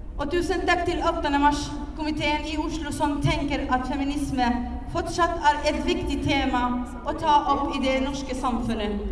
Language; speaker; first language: Norwegian; non-native, fluent; Arabic